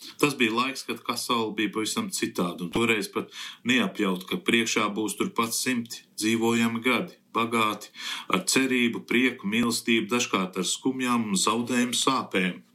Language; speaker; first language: Latvian; early bilingual, heritage; Latvian